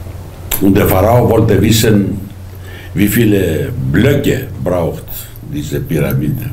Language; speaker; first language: German; non-native, fluent; Greek